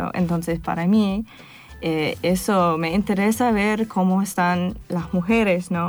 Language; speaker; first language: Spanish; non-native, fluent; English